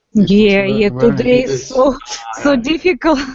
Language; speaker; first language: English; non-native, learner; Russian